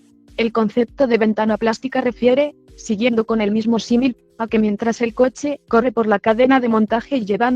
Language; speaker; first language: Spanish; native; Spanish